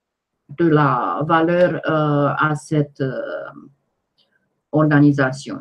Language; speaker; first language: French; non-native, fluent; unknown